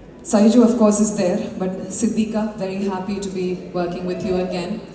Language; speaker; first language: Malayalam; early bilingual, heritage; Malayalam